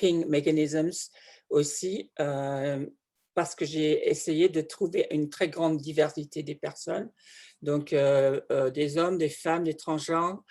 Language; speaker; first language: French; non-native, fluent; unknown